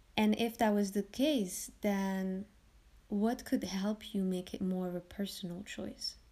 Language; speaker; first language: English; early bilingual, heritage; French